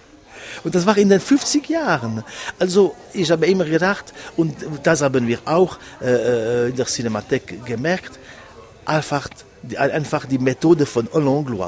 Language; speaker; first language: German; non-native, local second language; French